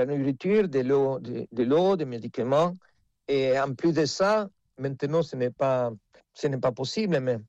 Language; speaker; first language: French; non-native, fluent; Spanish